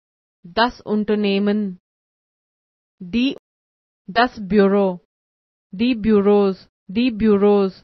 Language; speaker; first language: German; non-native, fluent; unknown